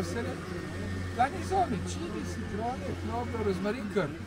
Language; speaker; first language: German; non-native, learner; Slovenian